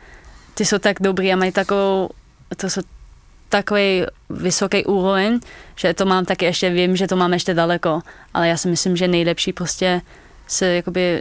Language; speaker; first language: Czech; early bilingual, heritage; Dutch